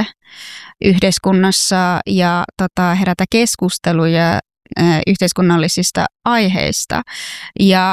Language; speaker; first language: Finnish; non-native, fluent; Persian